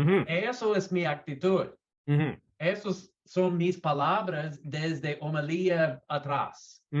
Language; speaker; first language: Spanish; non-native, learner; English